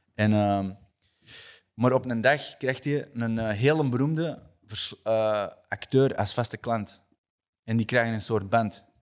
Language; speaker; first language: Dutch; native; Dutch